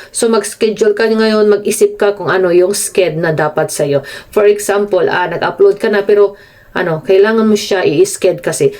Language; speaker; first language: Filipino; non-native, local second language; Cebuano